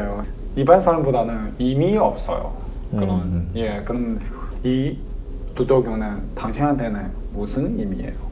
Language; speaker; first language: Korean; non-native, learner; Chinese